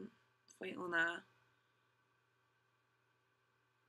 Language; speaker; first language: Spanish; non-native, learner; English